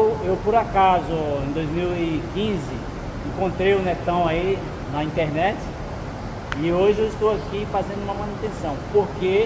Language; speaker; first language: Portuguese; native; Portuguese